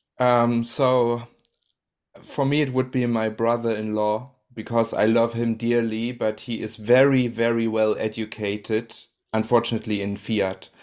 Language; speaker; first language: English; non-native, fluent; German